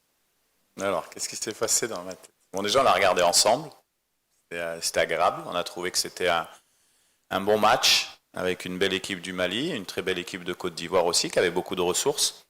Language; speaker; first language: French; native; French